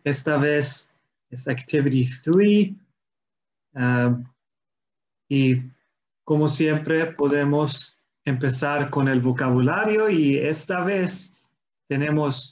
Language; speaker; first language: Spanish; non-native, fluent; English